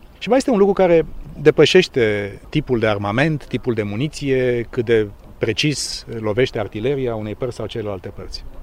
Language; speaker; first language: Romanian; native; Romanian